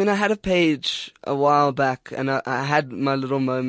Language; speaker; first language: English; native; English